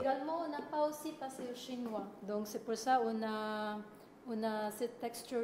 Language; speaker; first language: French; non-native, learner; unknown